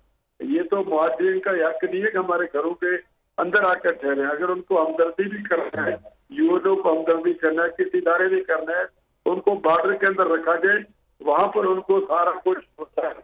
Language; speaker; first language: Urdu; non-native, local second language; Pashto